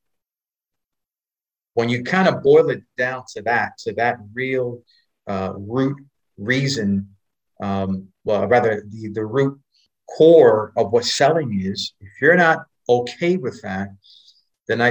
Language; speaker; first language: English; native; English